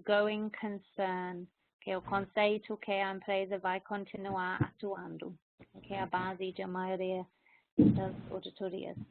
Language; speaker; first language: Portuguese; non-native, fluent; English